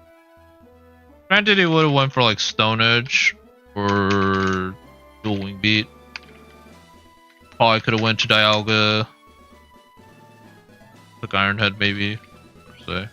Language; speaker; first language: English; native; English